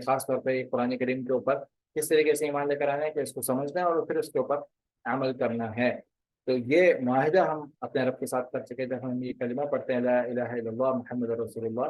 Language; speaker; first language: Urdu; native; Urdu